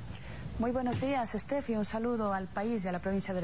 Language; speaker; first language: Spanish; native; Spanish